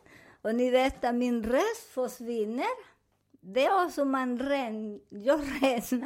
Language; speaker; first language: Swedish; non-native, learner; Spanish